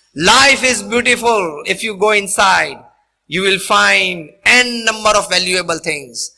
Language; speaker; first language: English; non-native, local second language; Gujarati